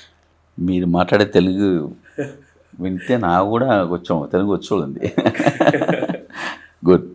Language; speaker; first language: Telugu; non-native, learner; Tamil